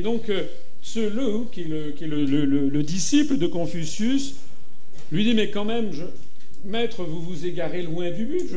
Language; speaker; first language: French; native; French